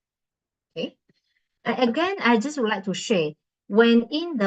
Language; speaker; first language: English; non-native, local second language; Malay